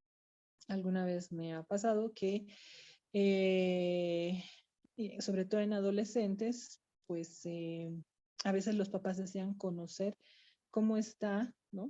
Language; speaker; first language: Spanish; native; Spanish